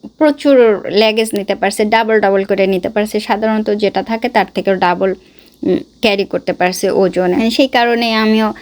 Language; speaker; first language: Bangla; native; Bangla